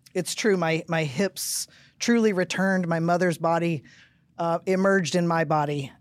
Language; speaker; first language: English; native; English